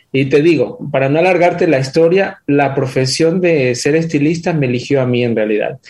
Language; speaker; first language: Spanish; native; Spanish